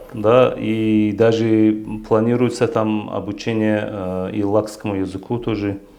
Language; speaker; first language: Russian; non-native, local second language; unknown